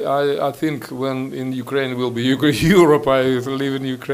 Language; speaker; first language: English; non-native, learner; Ukrainian